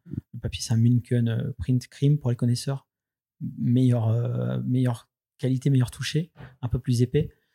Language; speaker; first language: French; native; French